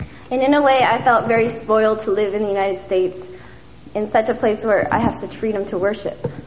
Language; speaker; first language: English; early bilingual, other home language; Min Nan Chinese